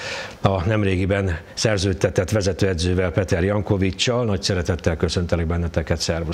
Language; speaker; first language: Hungarian; native; Hungarian